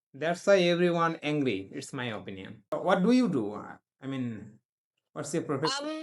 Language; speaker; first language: English; non-native, learner; Bangla